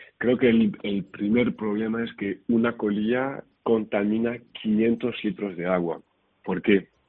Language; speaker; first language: Spanish; non-native, fluent; French